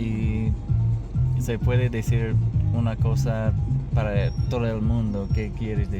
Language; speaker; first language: Spanish; non-native, learner; English